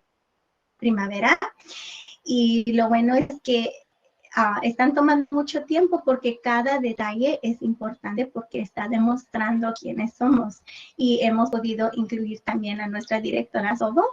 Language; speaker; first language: Spanish; early bilingual, heritage; English